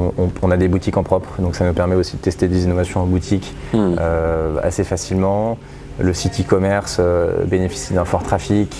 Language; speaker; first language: French; native; French